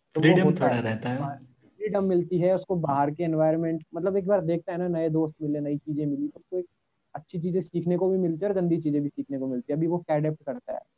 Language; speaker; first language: Hindi; native; Hindi